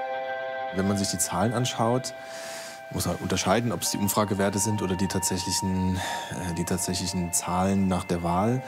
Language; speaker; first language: German; native; German